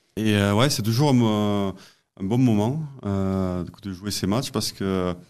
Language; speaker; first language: French; native; French